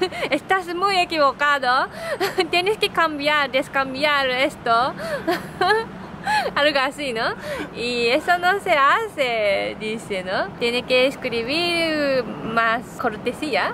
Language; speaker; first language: Spanish; non-native, fluent; Japanese